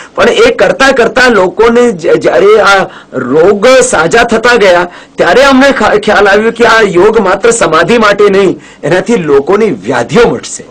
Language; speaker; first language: Gujarati; non-native, fluent; Hindi